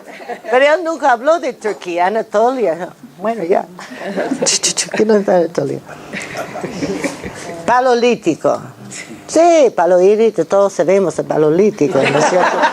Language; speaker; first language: Spanish; non-native, fluent; English